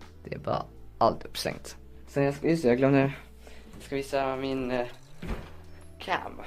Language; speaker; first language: Swedish; native; Swedish